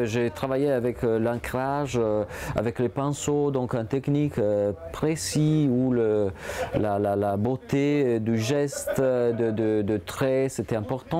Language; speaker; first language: French; non-native, fluent; Italian